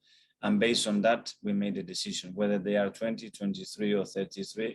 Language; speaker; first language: English; non-native, fluent; Spanish